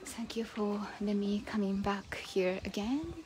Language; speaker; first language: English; non-native, learner; Japanese